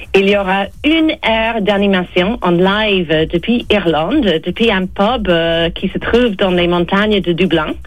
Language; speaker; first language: French; non-native, fluent; English